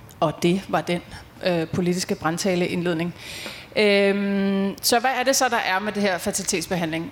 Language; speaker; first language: Danish; native; Danish